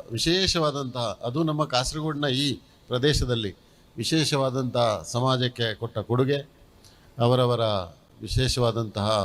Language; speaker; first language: Kannada; non-native, local second language; Tulu